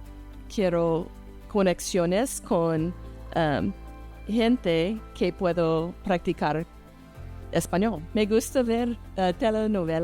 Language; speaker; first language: Spanish; early bilingual, heritage; English